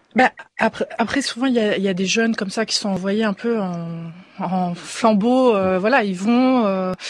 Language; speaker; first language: French; native; French